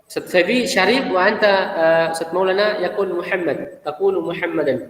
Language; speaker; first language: Arabic; non-native, fluent; Indonesian